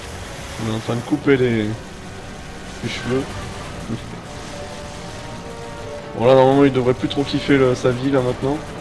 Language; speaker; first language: French; native; French